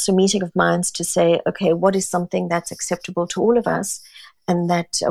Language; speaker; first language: English; non-native, local second language; Italian